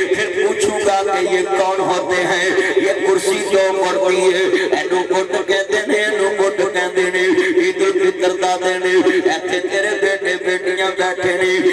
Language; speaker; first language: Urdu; non-native, local second language; Punjabi